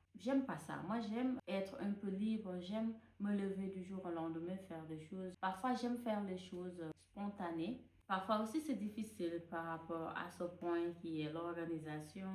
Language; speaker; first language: French; non-native, local second language; Wolof